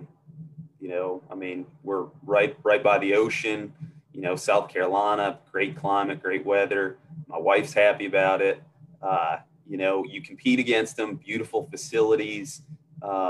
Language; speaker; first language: English; native; English